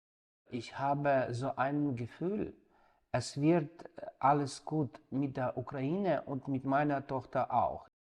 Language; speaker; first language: German; non-native, fluent; Ukrainian